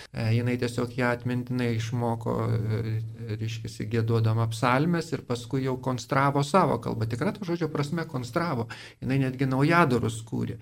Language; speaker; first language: Lithuanian; native; Lithuanian